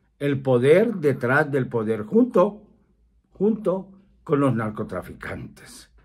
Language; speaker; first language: Spanish; native; Spanish